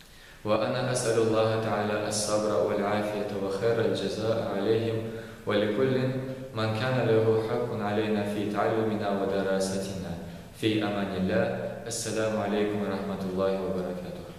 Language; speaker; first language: Arabic; non-native, fluent; Crimean Tatar